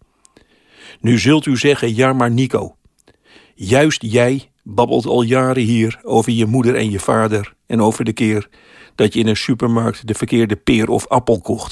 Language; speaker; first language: Dutch; native; Dutch